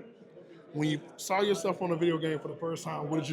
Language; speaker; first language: English; native; English